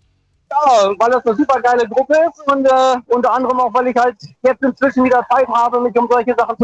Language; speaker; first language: German; native; German